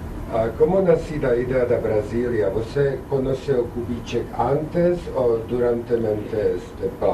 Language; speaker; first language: Portuguese; non-native, learner; Czech